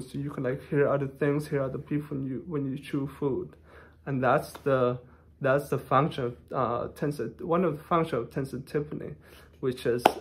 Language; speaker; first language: English; non-native, fluent; Thai